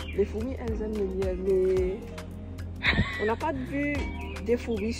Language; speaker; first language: French; non-native, local second language; Morisyen